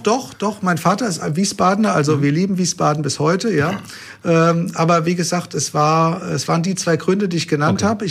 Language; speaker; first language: German; native; German